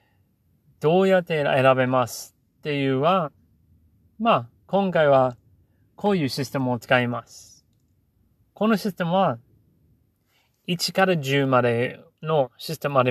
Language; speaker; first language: Japanese; non-native, learner; English